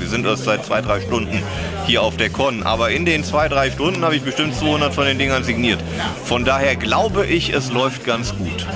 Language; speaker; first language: German; native; German